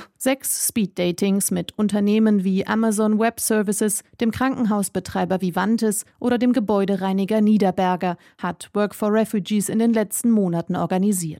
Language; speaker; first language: German; native; German